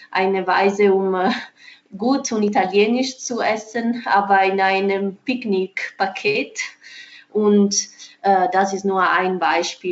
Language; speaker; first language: German; non-native, fluent; Italian